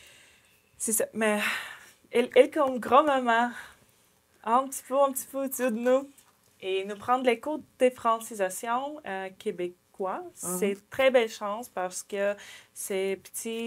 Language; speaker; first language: French; non-native, learner; Ukrainian